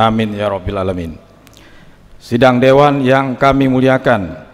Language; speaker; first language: Indonesian; native; Indonesian